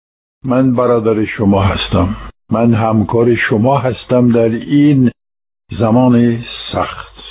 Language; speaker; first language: Persian; non-native, fluent; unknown